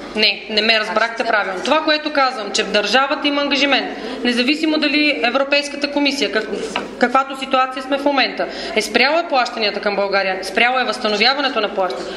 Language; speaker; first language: Bulgarian; native; Bulgarian